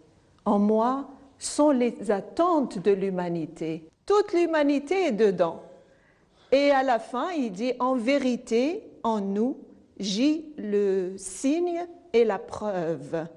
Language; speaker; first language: French; non-native, local second language; Arabic